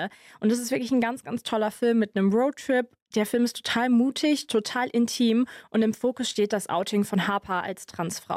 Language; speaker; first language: German; native; German